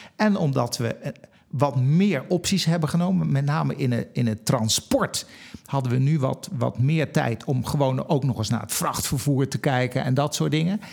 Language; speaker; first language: Dutch; native; Dutch